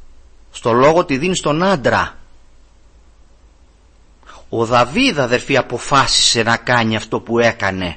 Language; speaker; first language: Greek; native; Greek